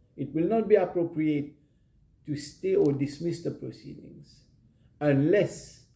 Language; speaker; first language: English; non-native, local second language; Morisyen